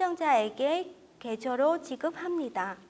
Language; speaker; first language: Korean; non-native, fluent; Vietnamese